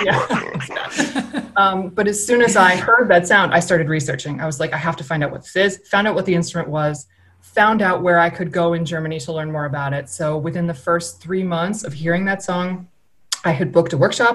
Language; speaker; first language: English; native; English